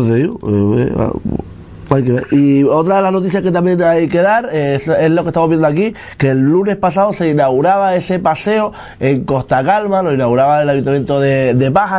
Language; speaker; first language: Spanish; native; Spanish